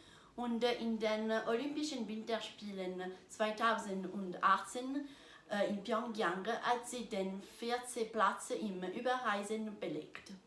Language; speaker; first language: German; non-native, learner; Italian